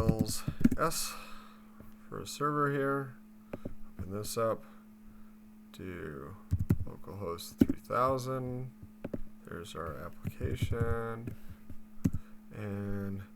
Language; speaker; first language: English; native; English